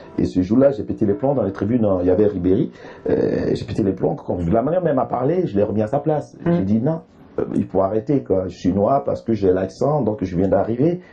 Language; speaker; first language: French; early bilingual, other home language; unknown